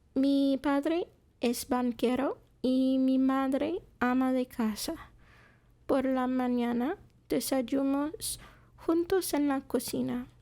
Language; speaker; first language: Spanish; non-native, fluent; English